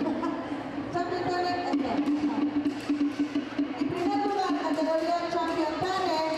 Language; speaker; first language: Spanish; native; Spanish